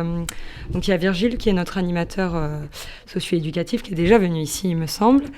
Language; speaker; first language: French; native; French